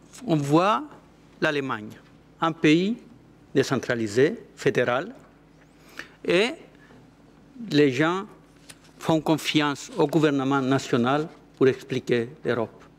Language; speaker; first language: French; non-native, fluent; Greek